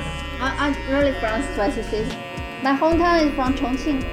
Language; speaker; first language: English; non-native, learner; Chinese